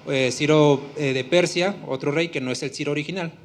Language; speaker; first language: Spanish; native; Spanish